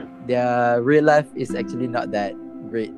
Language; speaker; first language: English; non-native, local second language; Malay